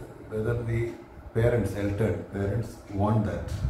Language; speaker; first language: English; non-native, local second language; Malayalam